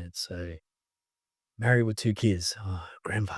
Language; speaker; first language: English; native; English